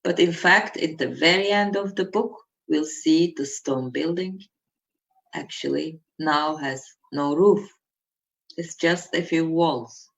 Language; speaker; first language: English; non-native, fluent; Turkish